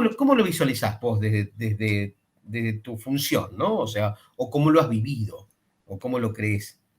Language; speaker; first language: Spanish; native; Spanish